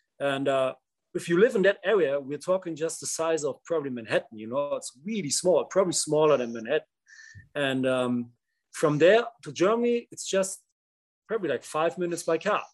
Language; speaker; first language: English; non-native, fluent; Dutch